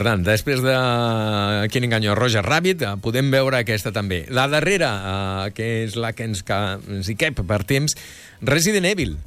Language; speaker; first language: Catalan; native; Catalan